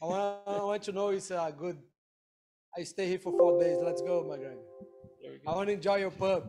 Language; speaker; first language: English; non-native, learner; Portuguese